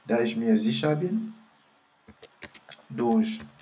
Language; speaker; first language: German; non-native, fluent; French